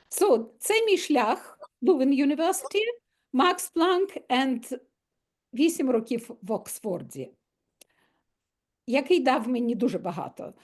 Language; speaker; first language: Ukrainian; non-native, local second language; Russian